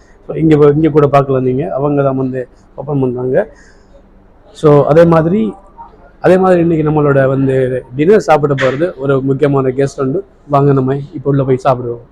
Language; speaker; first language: Tamil; native; Tamil